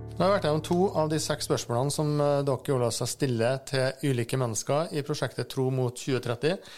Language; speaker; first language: Norwegian; native; Norwegian